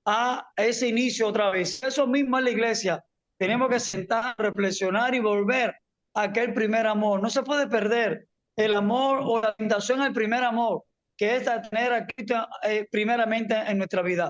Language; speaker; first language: Spanish; native; Spanish